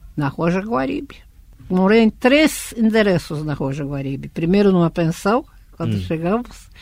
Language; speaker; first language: Portuguese; early bilingual, other home language; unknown